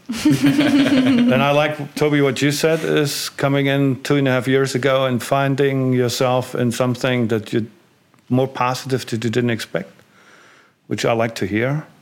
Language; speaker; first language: English; non-native, fluent; German